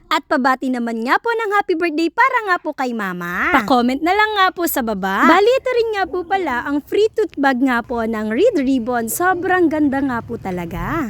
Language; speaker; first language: Filipino; non-native, local second language; Bikol